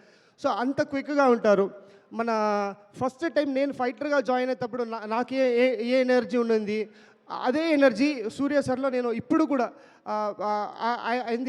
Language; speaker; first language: Telugu; non-native, learner; Kannada